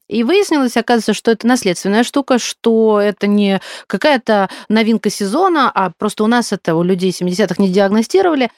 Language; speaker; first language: Russian; native; Russian